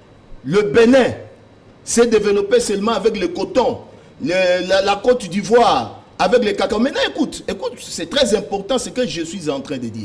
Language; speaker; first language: French; non-native, local second language; Lingala